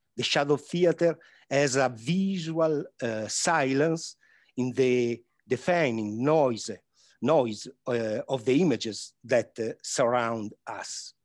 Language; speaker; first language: English; non-native, learner; Italian